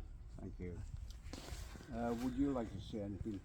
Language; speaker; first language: English; native; English